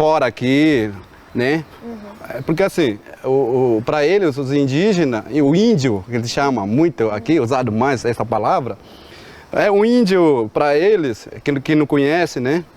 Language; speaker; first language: Portuguese; non-native, local second language; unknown